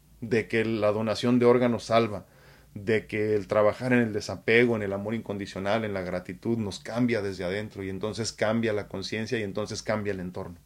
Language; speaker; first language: Spanish; native; Spanish